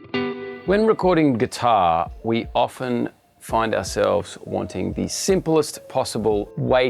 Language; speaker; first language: English; native; English